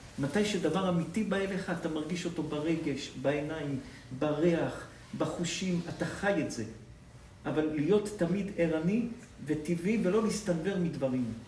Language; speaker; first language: Hebrew; native; Hebrew